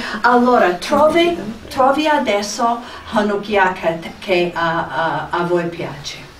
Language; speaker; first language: Italian; non-native, fluent; English